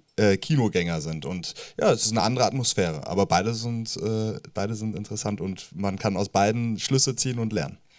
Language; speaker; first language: German; native; German